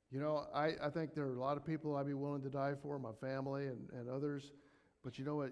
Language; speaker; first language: English; native; English